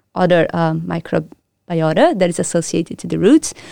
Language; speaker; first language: English; non-native, fluent; Portuguese